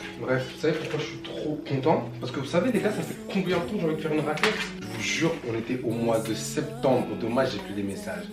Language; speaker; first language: French; early bilingual, other home language; Bambara